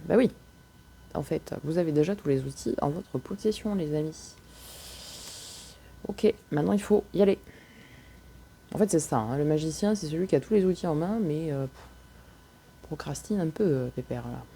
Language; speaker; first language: French; native; French